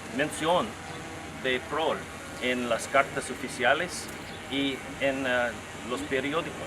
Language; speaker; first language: Spanish; non-native, learner; English